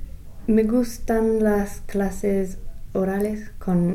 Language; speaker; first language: Spanish; non-native, fluent; English